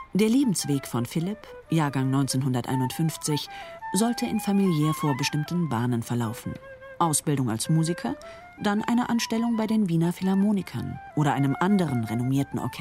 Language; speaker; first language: German; native; German